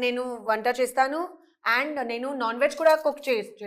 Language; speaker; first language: Telugu; non-native, local second language; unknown